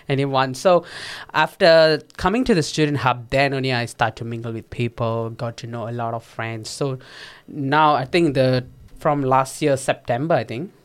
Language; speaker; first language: English; non-native, local second language; Tamil